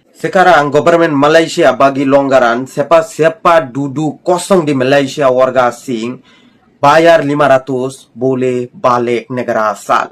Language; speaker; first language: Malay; non-native, fluent; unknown